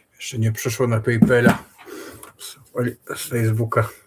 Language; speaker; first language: Polish; native; Polish